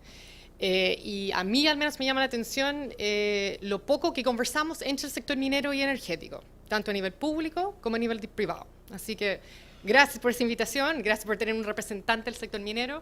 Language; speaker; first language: Spanish; native; Spanish